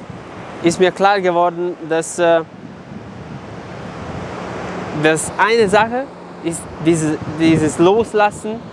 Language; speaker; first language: German; non-native, fluent; Serbian